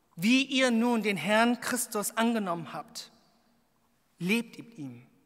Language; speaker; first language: German; early bilingual, other home language; Korean